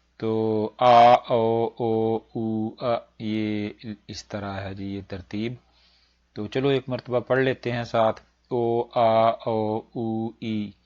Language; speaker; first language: Urdu; native; Urdu